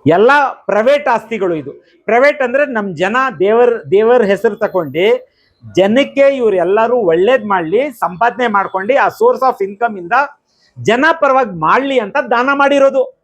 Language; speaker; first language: Kannada; non-native, local second language; Urdu